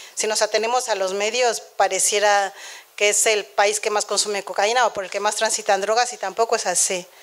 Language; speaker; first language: Spanish; native; Spanish